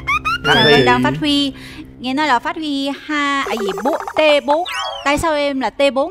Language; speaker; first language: Vietnamese; non-native, fluent; Korean